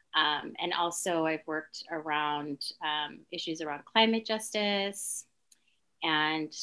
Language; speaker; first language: English; native; English